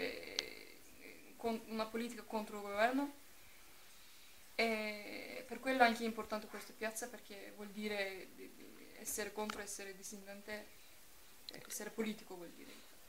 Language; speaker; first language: Italian; non-native, fluent; Turkish